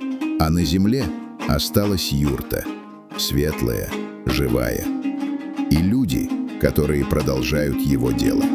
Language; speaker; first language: Russian; native; Russian